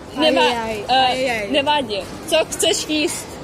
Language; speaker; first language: Czech; non-native, learner; Ukrainian